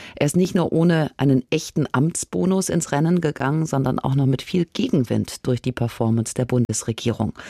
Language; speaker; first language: German; native; German